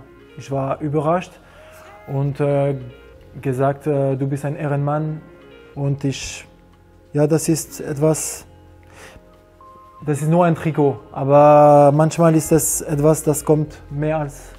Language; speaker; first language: German; non-native, learner; French